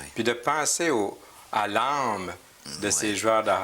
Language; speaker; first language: French; native; French